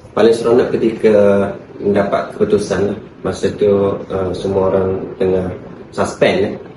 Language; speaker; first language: Malay; native; Malay